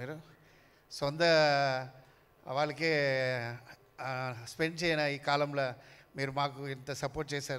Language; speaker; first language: Telugu; non-native, learner; Kannada